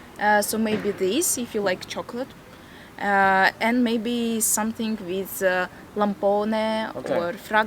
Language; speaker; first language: English; non-native, fluent; Latvian